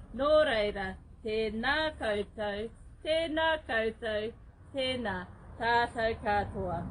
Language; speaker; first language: Māori; non-native, local second language; English